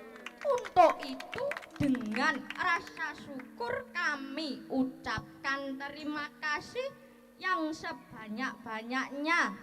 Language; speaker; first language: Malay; non-native, local second language; Javanese